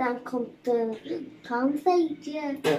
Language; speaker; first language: Dutch; early bilingual, other home language; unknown